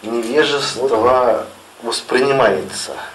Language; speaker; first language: Russian; native; Russian